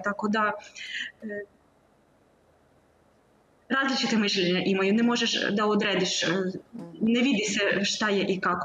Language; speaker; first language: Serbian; non-native, learner; Ukrainian